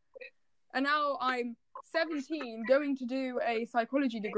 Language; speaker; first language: English; native; English